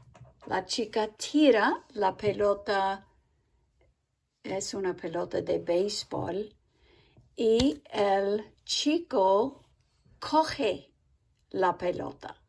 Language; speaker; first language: Spanish; non-native, fluent; English